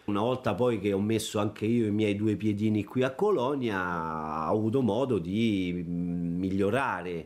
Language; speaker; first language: Italian; native; Italian